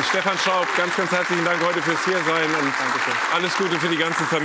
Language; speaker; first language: German; native; German